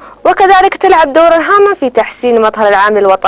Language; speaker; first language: Arabic; non-native, local second language; Somali